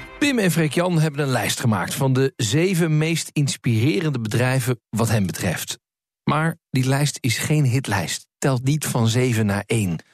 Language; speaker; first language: Dutch; native; Dutch